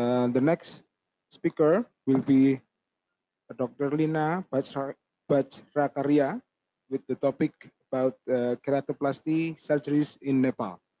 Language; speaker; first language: English; non-native, learner; Indonesian